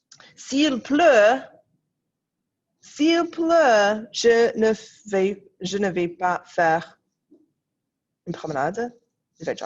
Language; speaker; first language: French; non-native, fluent; English